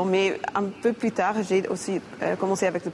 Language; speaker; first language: French; non-native, learner; German